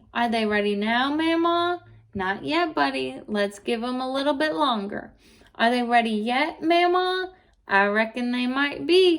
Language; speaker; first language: English; native; English